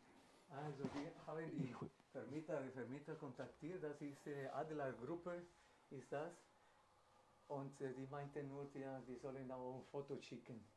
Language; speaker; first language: German; non-native, fluent; Spanish